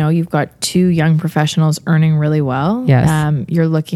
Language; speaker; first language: English; native; English